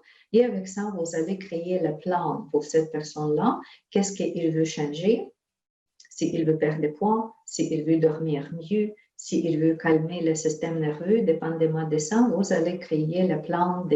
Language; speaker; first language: French; non-native, fluent; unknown